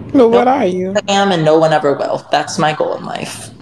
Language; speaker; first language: English; native; English